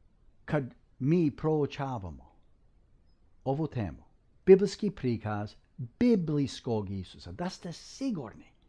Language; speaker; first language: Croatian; non-native, fluent; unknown